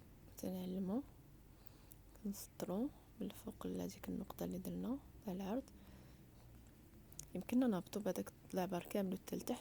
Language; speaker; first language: Arabic; native; Arabic